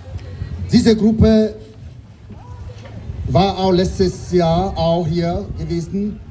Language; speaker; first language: German; non-native, learner; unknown